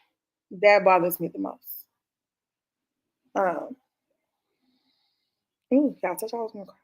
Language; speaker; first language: English; native; English